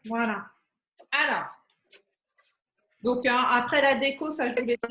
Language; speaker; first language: French; native; French